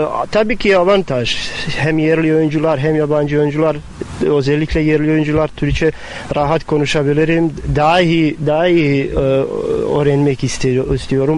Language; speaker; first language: Turkish; non-native, fluent; Bosnian